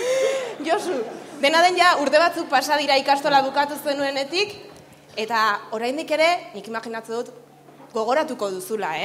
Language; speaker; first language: Basque; native; Basque